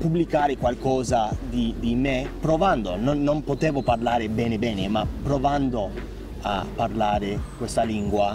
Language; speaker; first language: Italian; non-native, fluent; English